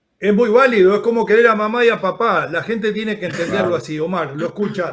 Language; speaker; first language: Spanish; native; Spanish